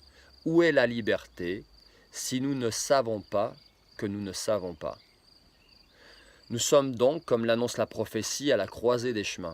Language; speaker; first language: French; native; French